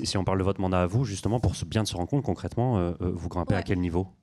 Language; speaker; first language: French; native; French